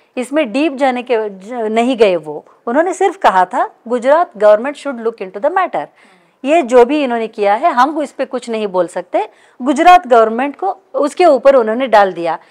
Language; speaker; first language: Hindi; non-native, local second language; Kannada